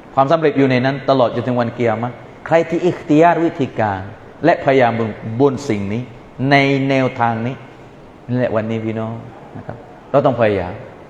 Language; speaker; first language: Thai; non-native, local second language; Malay